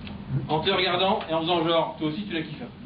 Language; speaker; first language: French; native; French